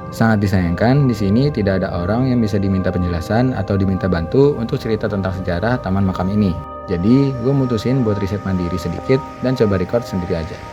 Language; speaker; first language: Indonesian; native; Indonesian